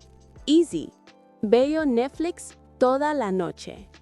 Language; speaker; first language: Spanish; non-native, fluent; English